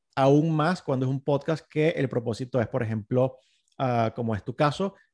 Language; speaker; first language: Spanish; native; Spanish